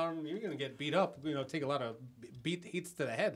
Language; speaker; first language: English; native; English